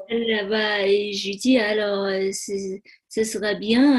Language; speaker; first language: French; non-native, learner; Tibetan